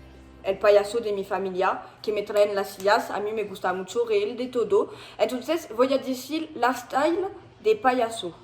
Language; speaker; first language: Spanish; non-native, learner; French